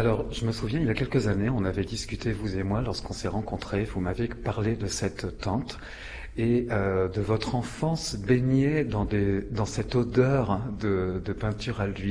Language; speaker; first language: French; native; French